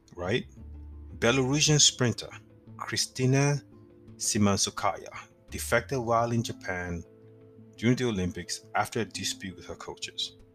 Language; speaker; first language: English; non-native, local second language; Yoruba